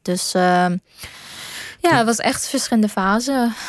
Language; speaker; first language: Dutch; non-native, fluent; Persian